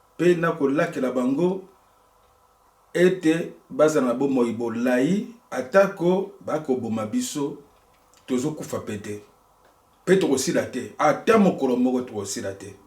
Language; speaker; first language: Lingala; native; Lingala